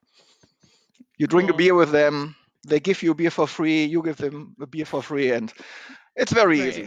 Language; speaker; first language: English; non-native, fluent; German